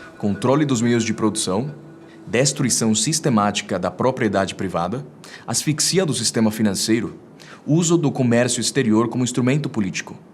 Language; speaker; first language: Portuguese; non-native, fluent; Spanish